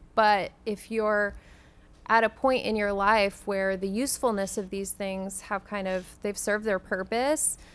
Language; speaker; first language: English; native; English